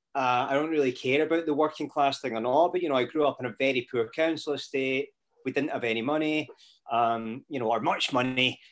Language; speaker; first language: English; native; English